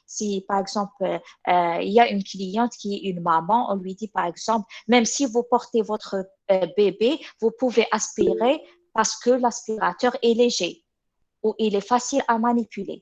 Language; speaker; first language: French; non-native, local second language; Arabic